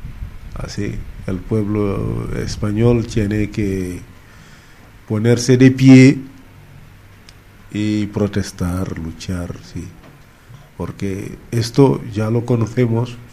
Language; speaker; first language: Spanish; non-native, fluent; Wolof